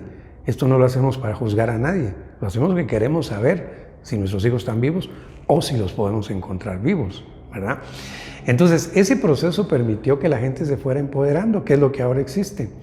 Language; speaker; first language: Spanish; native; Spanish